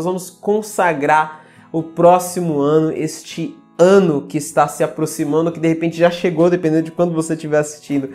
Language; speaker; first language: Portuguese; native; Portuguese